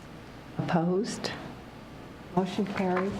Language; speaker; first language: English; native; English